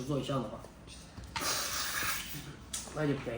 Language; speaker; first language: Chinese; native; Chinese